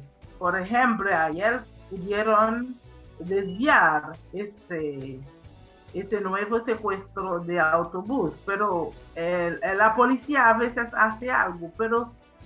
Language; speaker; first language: Spanish; non-native, fluent; Haitian Creole